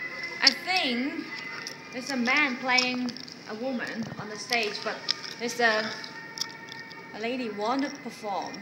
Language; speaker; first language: English; non-native, fluent; Chinese